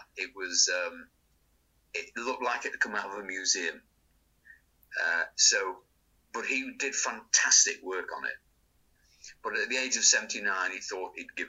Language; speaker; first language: English; native; English